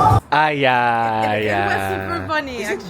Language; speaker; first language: English; non-native, fluent; Spanish